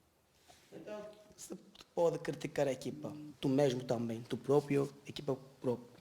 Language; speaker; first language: Portuguese; non-native, learner; Turkish